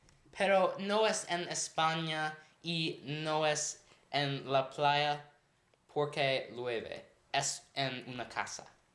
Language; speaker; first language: Spanish; non-native, learner; English